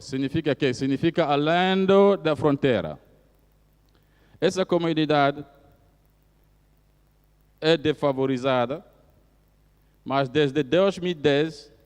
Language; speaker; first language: Portuguese; non-native, fluent; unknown